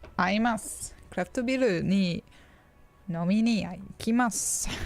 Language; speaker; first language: Japanese; non-native, learner; English